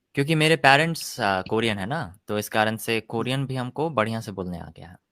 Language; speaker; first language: Hindi; early bilingual, other home language; Korean